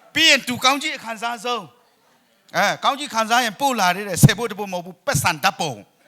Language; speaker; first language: Burmese; non-native, local second language; Kachin